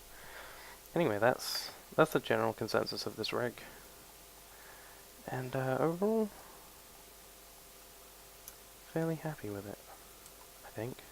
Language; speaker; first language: English; native; English